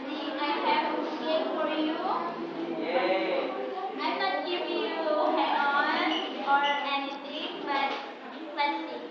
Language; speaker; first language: English; non-native, learner; Indonesian